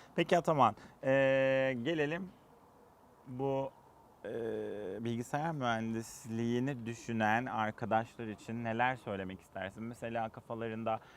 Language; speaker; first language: Turkish; native; Turkish